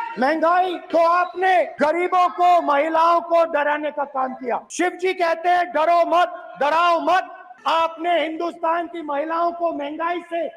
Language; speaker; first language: Hindi; native; Hindi